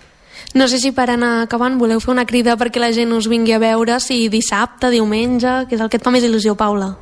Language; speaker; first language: Catalan; native; Catalan